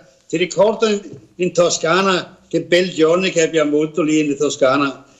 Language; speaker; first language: Italian; non-native, learner; Danish